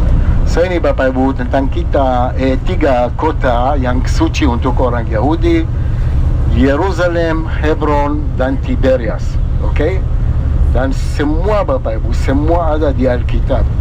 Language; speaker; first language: Indonesian; non-native, fluent; Hebrew